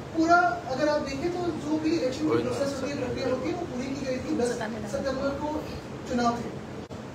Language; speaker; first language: Hindi; non-native, local second language; Marathi